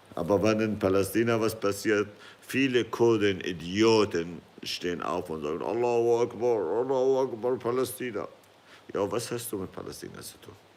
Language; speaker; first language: German; non-native, fluent; Kurdish